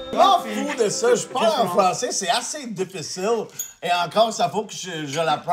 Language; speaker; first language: French; non-native, learner; English